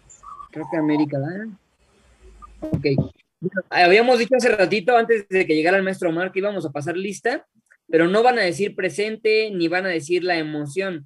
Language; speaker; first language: Spanish; native; Spanish